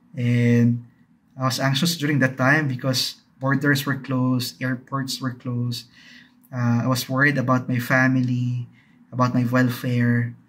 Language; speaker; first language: English; non-native, local second language; Bikol